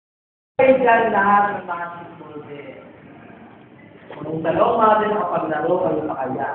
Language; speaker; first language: Filipino; native; Filipino